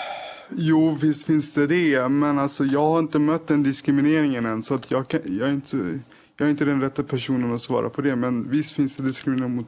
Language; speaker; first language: Swedish; non-native, fluent; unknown